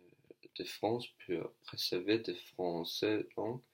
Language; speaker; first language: French; non-native, learner; Danish